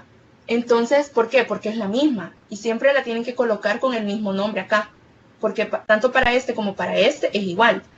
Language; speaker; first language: Spanish; native; Spanish